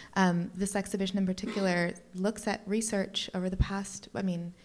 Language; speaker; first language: English; native; English